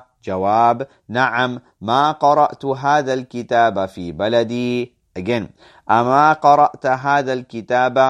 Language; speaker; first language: Arabic; non-native, fluent; English